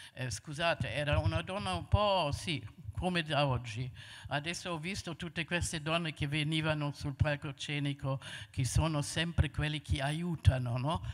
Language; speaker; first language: Italian; non-native, fluent; German